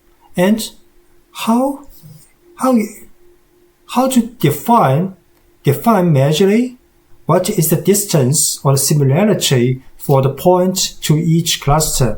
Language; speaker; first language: English; non-native, fluent; Chinese